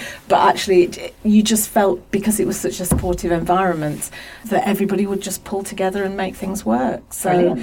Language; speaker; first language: English; native; English